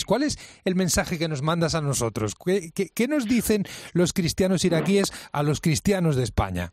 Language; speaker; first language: Spanish; native; Spanish